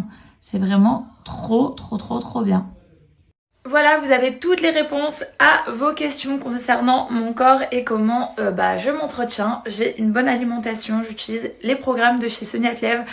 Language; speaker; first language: French; native; French